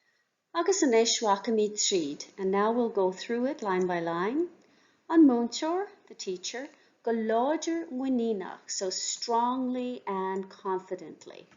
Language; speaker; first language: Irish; non-native, local second language; English